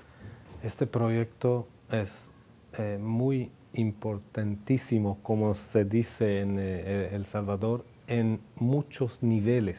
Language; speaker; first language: Spanish; non-native, fluent; Hebrew